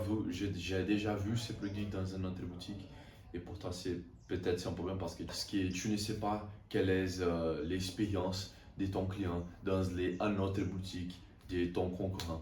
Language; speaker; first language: French; non-native, learner; Portuguese